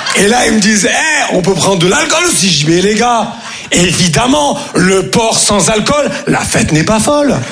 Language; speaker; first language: French; native; French